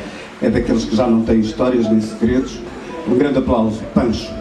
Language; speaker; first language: Portuguese; native; Portuguese